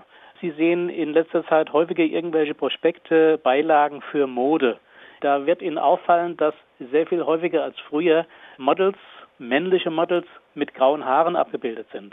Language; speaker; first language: German; native; German